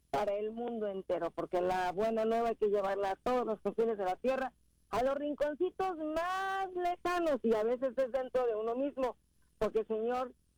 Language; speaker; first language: Spanish; native; Spanish